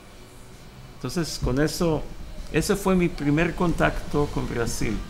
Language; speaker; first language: Spanish; early bilingual, heritage; Hebrew